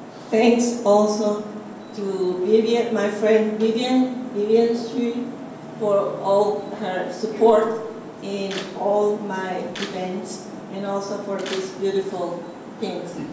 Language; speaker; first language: English; non-native, fluent; Spanish